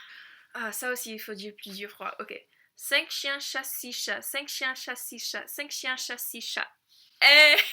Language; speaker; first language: French; non-native, fluent; English